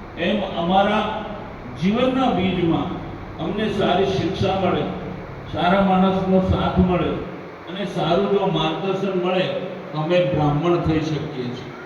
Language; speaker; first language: Gujarati; native; Gujarati